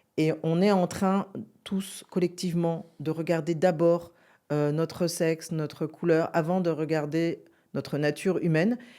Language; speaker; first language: French; native; French